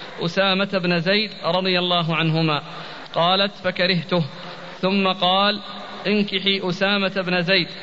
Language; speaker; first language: Arabic; native; Arabic